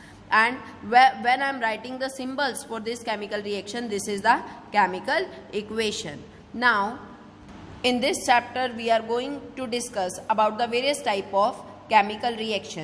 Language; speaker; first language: English; non-native, local second language; Hindi